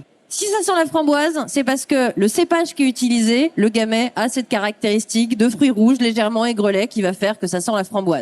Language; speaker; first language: French; native; French